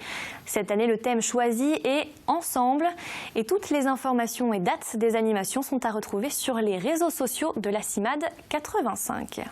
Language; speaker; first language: French; native; French